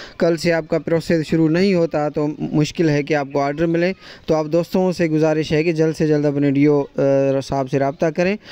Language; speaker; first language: Urdu; non-native, local second language; Sindhi